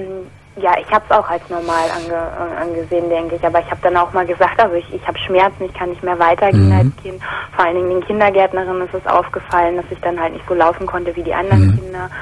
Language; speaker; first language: German; native; German